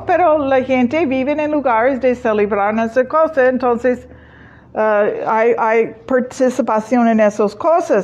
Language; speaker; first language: Spanish; non-native, fluent; English